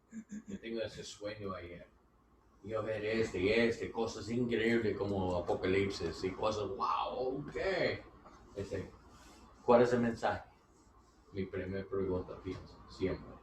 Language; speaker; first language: Spanish; non-native, learner; English